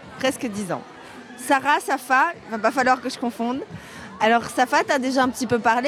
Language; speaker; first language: French; native; French